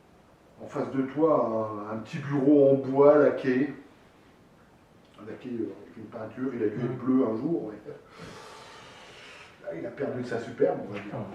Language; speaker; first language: French; native; French